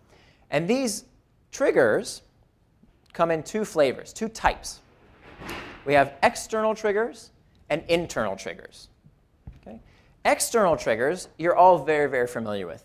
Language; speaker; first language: English; native; English